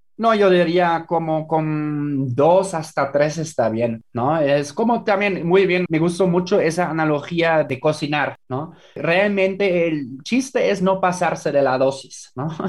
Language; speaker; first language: Spanish; non-native, fluent; German